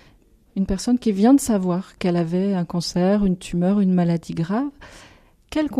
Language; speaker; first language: French; native; French